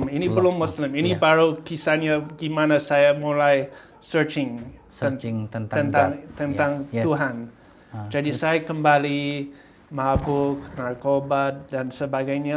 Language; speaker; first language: Indonesian; non-native, fluent; English